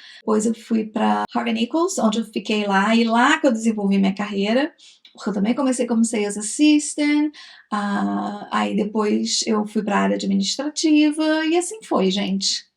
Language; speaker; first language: Portuguese; native; Portuguese